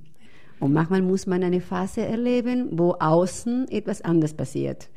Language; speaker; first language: German; non-native, fluent; Spanish